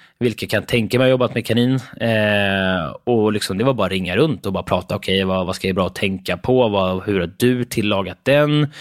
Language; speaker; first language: Swedish; native; Swedish